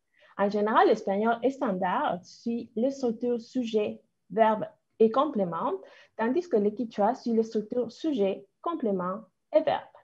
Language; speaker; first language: French; non-native, fluent; Spanish